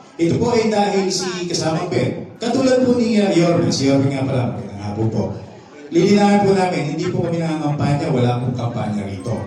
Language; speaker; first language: Filipino; native; Filipino